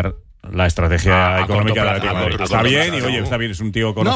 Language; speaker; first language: Spanish; native; Spanish